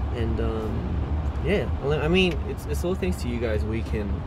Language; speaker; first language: English; early bilingual, other home language; Korean